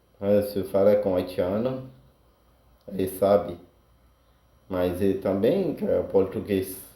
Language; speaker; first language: Portuguese; non-native, learner; Haitian Creole